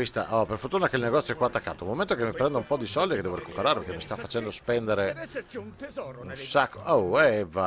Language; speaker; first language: Italian; native; Italian